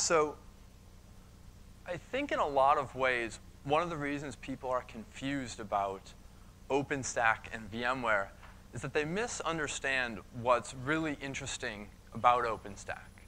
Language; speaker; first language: English; native; English